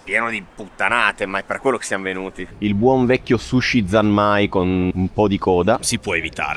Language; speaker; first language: Italian; native; Italian